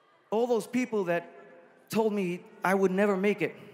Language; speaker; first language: English; early bilingual, other home language; Spanish